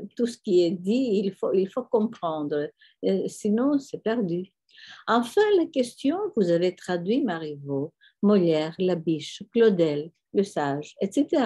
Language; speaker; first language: French; non-native, fluent; Greek